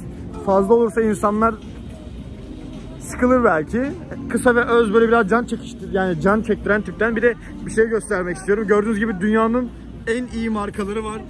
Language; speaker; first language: Turkish; native; Turkish